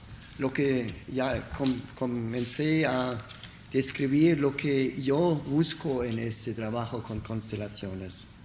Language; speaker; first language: Spanish; non-native, learner; German